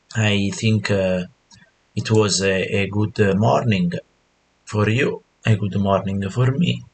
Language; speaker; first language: English; non-native, learner; Italian